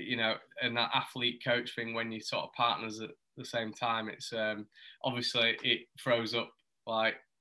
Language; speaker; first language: English; native; English